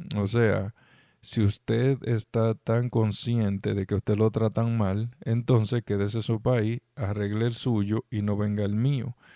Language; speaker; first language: Spanish; native; Spanish